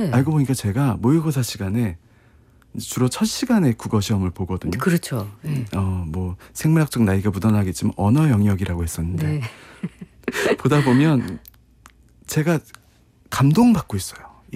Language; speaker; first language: Korean; native; Korean